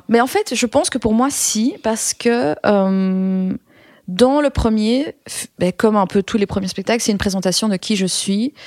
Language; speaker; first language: French; early bilingual, other home language; Persian